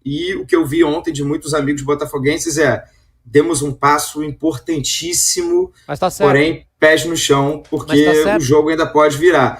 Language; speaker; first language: Portuguese; native; Portuguese